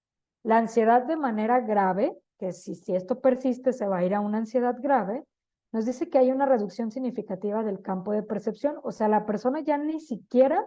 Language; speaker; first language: Spanish; native; Spanish